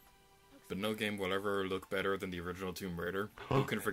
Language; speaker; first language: English; native; English